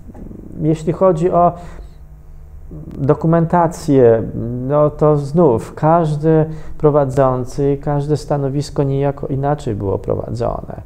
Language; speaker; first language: Polish; native; Polish